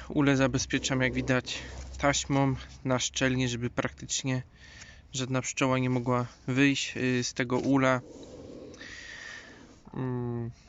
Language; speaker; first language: Polish; native; Polish